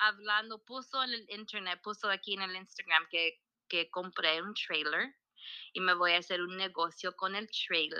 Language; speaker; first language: Spanish; early bilingual, heritage; Spanish